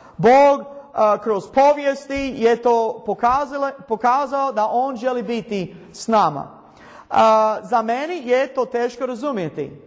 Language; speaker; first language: Croatian; non-native, learner; English